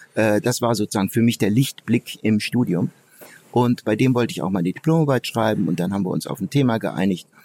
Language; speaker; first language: German; early bilingual, other home language; Turkish